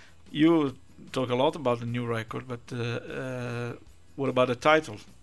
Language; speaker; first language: English; non-native, fluent; Italian